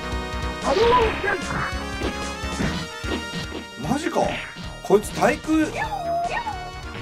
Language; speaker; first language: Japanese; native; Japanese